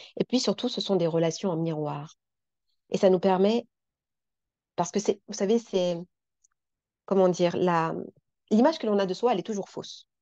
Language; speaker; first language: French; native; French